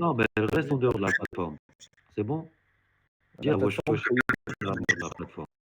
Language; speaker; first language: French; native; French